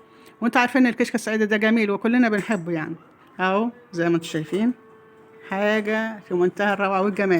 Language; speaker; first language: Arabic; native; Arabic